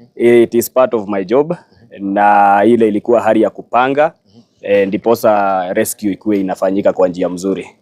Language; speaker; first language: Swahili; non-native, local second language; Kikuyu